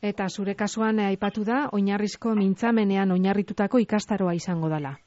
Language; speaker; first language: Basque; native; Basque